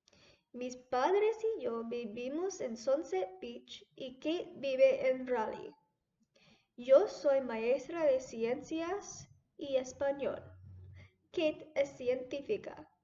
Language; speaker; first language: Spanish; non-native, fluent; English